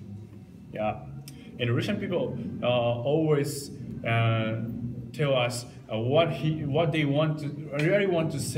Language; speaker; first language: English; non-native, learner; Japanese